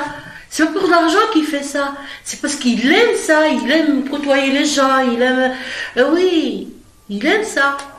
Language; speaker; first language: French; non-native, fluent; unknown